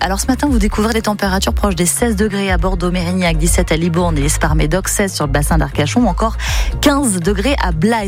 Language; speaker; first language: French; native; French